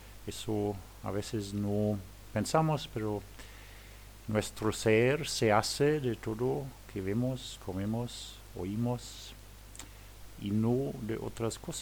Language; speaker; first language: Spanish; non-native, fluent; Luxembourgish